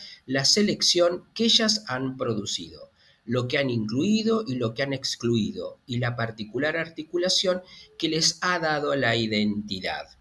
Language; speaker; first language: Spanish; native; Spanish